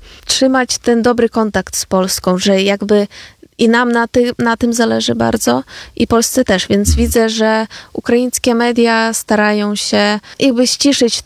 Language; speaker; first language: Polish; non-native, fluent; Ukrainian